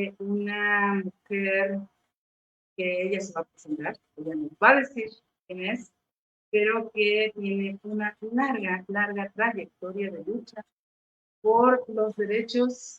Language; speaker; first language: Spanish; native; Spanish